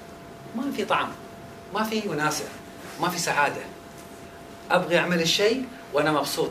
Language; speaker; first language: Arabic; native; Arabic